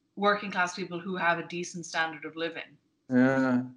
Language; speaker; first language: English; native; English